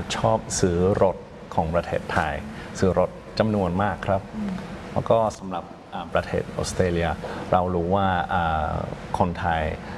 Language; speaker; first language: Thai; non-native, fluent; English